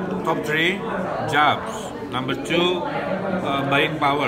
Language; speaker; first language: English; non-native, fluent; Sundanese